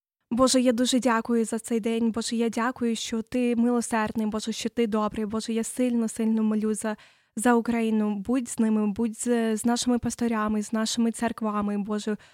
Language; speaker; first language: Ukrainian; early bilingual, other home language; English